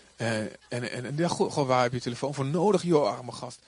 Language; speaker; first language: Dutch; native; Dutch